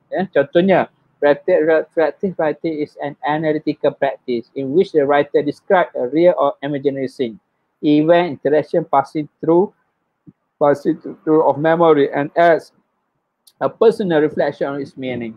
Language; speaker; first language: English; non-native, local second language; Malay